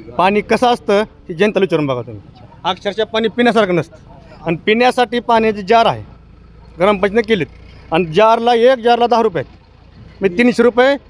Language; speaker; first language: Marathi; native; Marathi